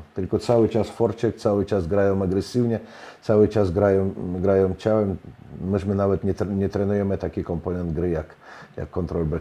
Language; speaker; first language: Polish; non-native, fluent; Russian